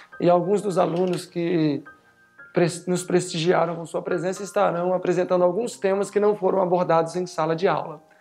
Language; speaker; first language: Portuguese; native; Portuguese